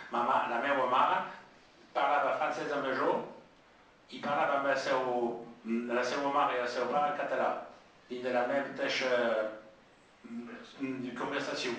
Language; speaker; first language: Catalan; non-native, local second language; French